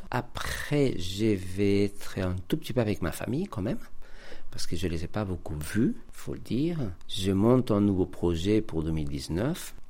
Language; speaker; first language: French; non-native, fluent; Spanish